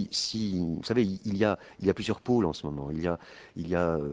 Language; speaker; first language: French; native; French